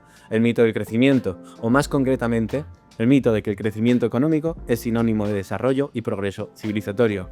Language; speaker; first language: Spanish; native; Spanish